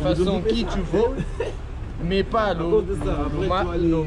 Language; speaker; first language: French; non-native, fluent; Portuguese